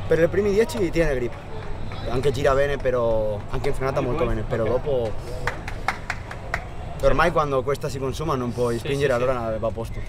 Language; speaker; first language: Italian; native; Italian